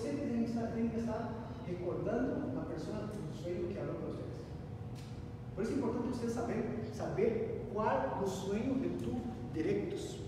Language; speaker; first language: Spanish; non-native, learner; Portuguese